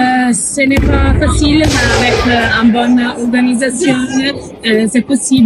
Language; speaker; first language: French; non-native, learner; Italian